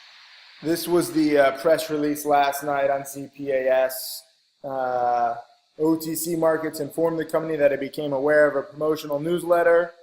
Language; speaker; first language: English; native; English